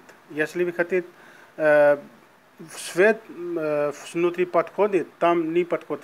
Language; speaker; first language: Russian; non-native, learner; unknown